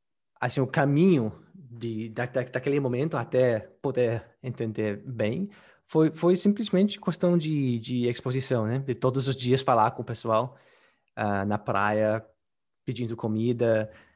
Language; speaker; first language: Portuguese; non-native, fluent; English